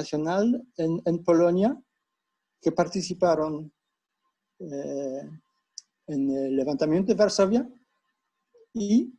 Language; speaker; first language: Spanish; non-native, fluent; Polish